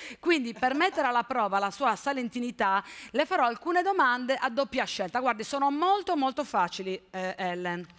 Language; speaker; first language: Italian; native; Italian